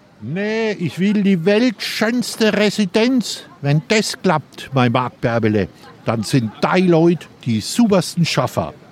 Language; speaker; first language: German; native; German